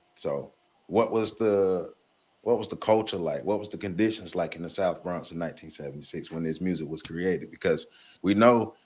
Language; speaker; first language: English; native; English